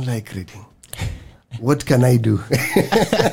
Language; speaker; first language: English; non-native, local second language; Swahili